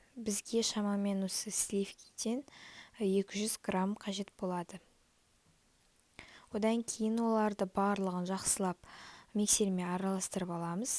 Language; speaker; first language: Kazakh; native; Kazakh